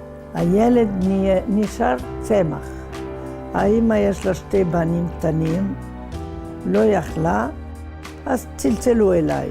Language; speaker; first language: Hebrew; non-native, fluent; Arabic